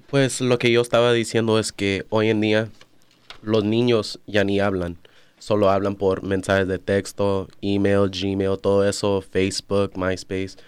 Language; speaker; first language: Spanish; early bilingual, other home language; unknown